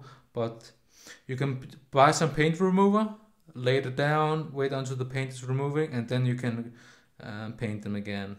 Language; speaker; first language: English; non-native, fluent; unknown